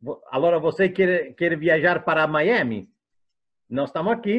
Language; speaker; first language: Portuguese; non-native, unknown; Italian